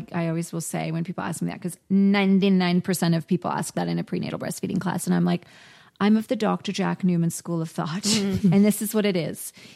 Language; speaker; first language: English; native; English